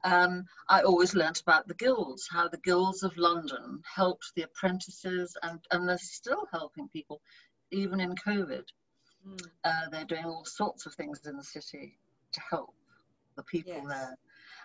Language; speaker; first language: English; native; English